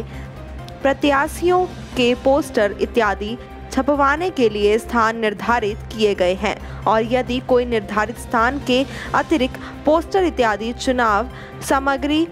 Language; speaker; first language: Hindi; native; Hindi